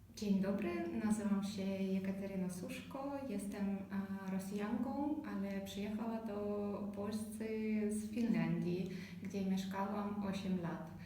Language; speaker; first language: Polish; non-native, learner; Russian